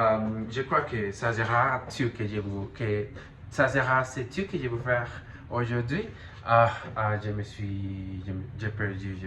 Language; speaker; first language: French; non-native, learner; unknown